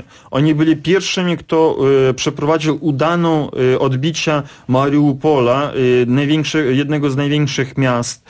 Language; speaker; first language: Polish; non-native, fluent; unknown